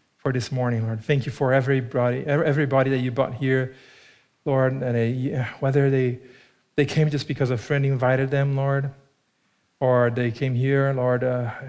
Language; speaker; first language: English; non-native, fluent; Portuguese